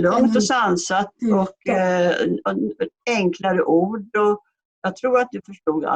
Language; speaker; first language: Swedish; native; Swedish